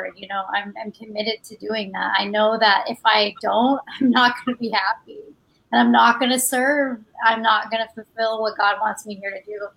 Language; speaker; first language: English; native; English